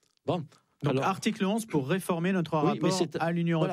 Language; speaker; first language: French; native; French